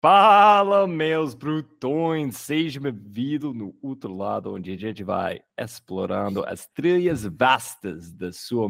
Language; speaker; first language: Portuguese; non-native, fluent; English